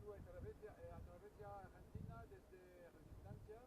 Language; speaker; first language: Spanish; non-native, learner; French